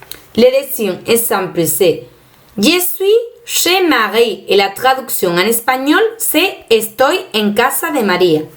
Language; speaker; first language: French; non-native, fluent; Spanish